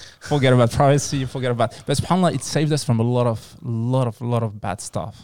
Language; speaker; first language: English; non-native, fluent; French